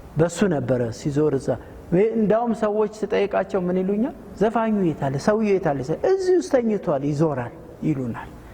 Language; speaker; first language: Amharic; non-native, local second language; Sebat Bet Gurage